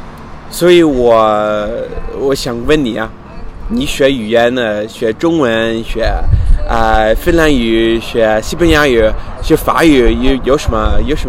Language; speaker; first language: Chinese; non-native, fluent; English